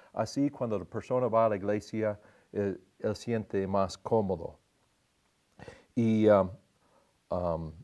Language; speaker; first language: Spanish; non-native, fluent; English